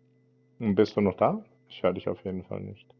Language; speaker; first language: German; native; German